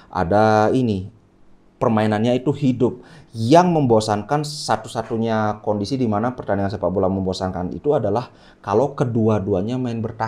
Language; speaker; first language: Indonesian; native; Indonesian